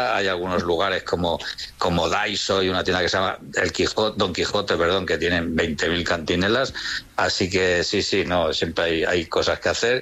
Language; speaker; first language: Spanish; native; Spanish